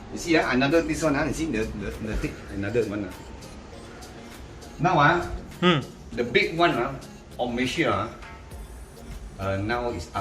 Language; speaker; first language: English; non-native, local second language; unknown